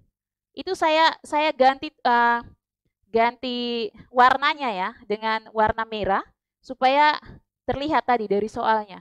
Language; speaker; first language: Indonesian; native; Indonesian